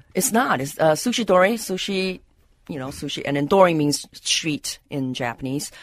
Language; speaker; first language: English; non-native, local second language; Cantonese